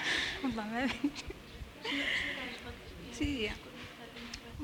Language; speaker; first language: Spanish; non-native, learner; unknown